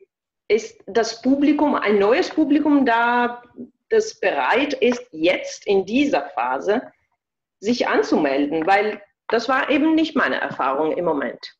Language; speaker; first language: German; non-native, fluent; Italian